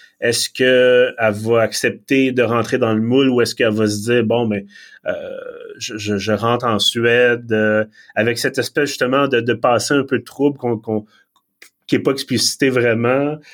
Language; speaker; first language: French; native; French